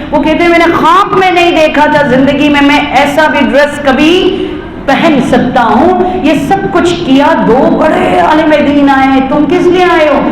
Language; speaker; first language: Urdu; native; Urdu